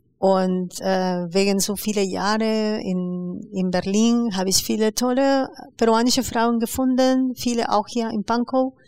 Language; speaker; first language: German; non-native, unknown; Spanish